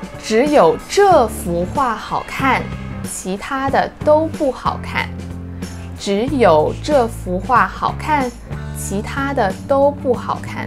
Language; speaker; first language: Chinese; native; Chinese